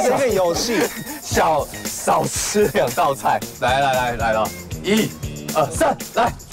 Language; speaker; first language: Chinese; native; Chinese